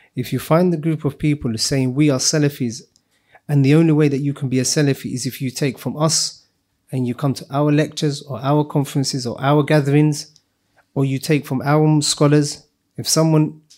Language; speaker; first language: English; native; English